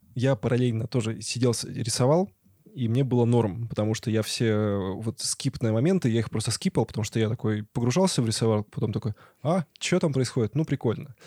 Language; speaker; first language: Russian; native; Russian